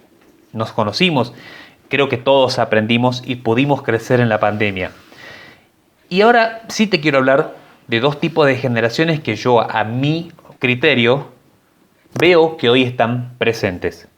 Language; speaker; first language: Spanish; native; Spanish